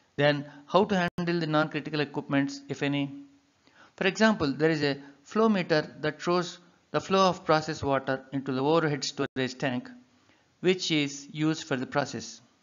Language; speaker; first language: English; non-native, local second language; Telugu